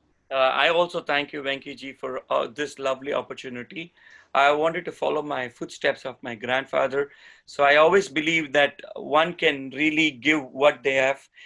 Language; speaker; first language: English; non-native, local second language; Tamil